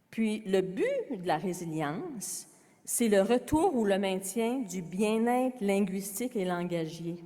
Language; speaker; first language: French; native; French